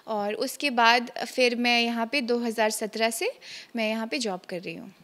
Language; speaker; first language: Hindi; native; Hindi